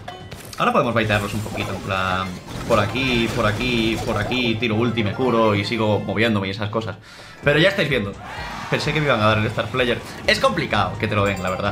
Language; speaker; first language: Spanish; native; Spanish